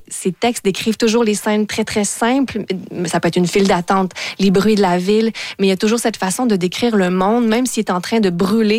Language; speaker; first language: French; native; French